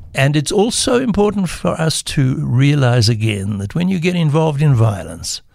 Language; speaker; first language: English; native; English